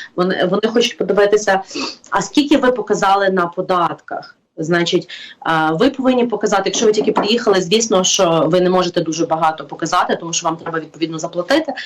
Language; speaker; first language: Ukrainian; native; Ukrainian